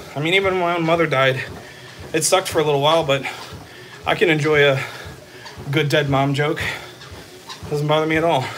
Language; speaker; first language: English; native; English